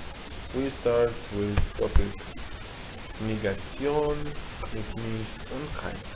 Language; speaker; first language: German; non-native, fluent; Arabic